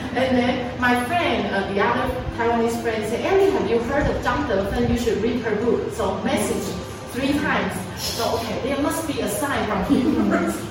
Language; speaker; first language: English; non-native, fluent; Chinese